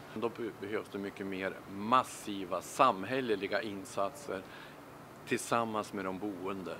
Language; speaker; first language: Swedish; native; Swedish